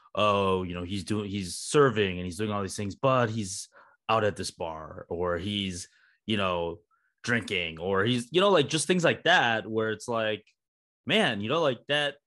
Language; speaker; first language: English; early bilingual, other home language; Hindi